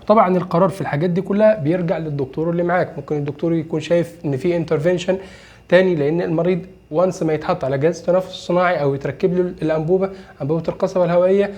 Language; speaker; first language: Arabic; native; Arabic